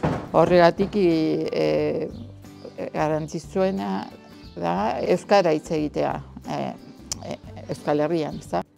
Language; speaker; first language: Basque; non-native, learner; Spanish